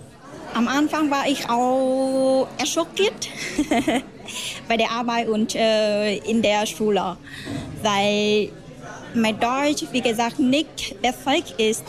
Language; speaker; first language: German; non-native, learner; Vietnamese